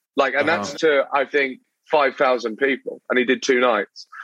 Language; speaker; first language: English; native; English